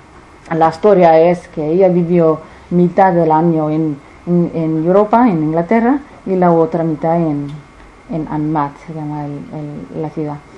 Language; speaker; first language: Spanish; non-native, fluent; Icelandic